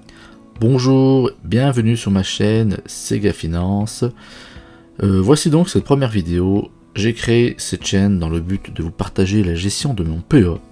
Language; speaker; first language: French; native; French